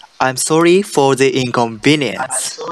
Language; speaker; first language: English; non-native, learner; Japanese